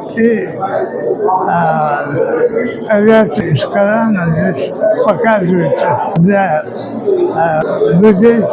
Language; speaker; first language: Russian; non-native, local second language; Chechen